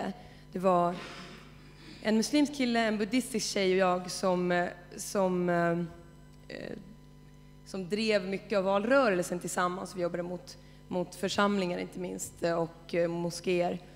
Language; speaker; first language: Swedish; native; Swedish